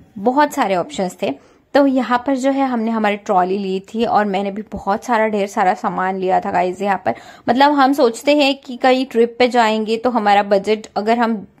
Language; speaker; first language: Hindi; non-native, local second language; Marathi